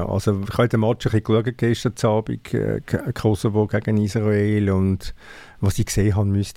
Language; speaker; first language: German; native; German